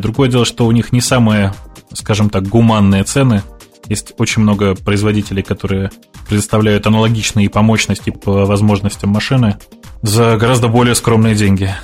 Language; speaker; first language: Russian; native; Russian